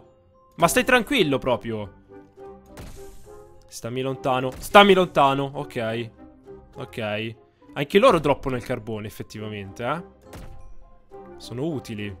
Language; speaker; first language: Italian; native; Italian